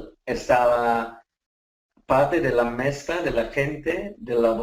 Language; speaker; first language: Spanish; non-native, learner; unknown